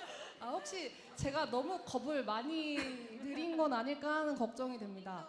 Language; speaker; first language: Korean; native; Korean